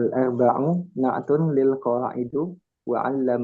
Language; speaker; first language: Arabic; non-native, learner; Indonesian